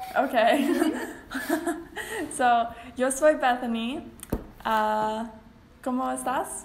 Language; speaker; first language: Spanish; non-native, learner; English